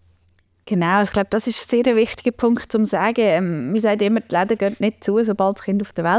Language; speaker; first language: German; native; German